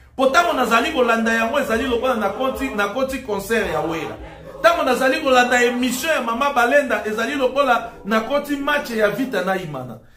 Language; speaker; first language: Lingala; native; Lingala